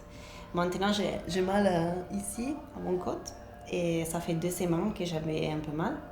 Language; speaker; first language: French; non-native, fluent; Italian